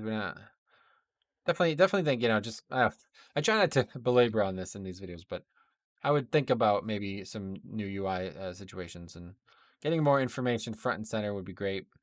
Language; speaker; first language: English; native; English